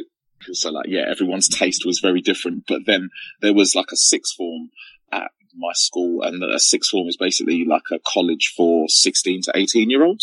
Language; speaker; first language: English; native; English